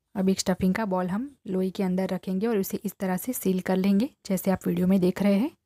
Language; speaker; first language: Hindi; non-native, local second language; Gujarati